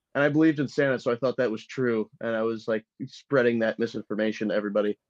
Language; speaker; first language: English; early bilingual, other home language; Italian